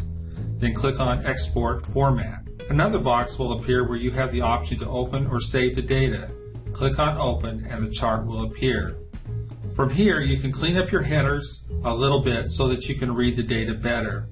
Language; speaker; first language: English; native; English